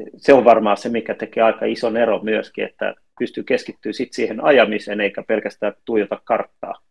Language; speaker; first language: Finnish; native; Finnish